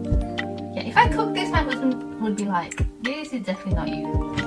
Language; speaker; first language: English; native; English